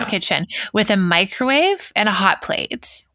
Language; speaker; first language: English; native; English